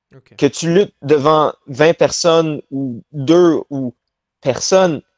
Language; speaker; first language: French; native; French